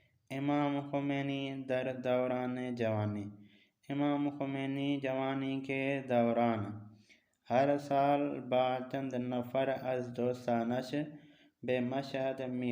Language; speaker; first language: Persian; non-native, fluent; Urdu